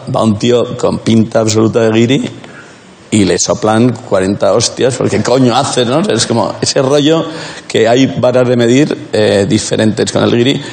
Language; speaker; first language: Spanish; native; Spanish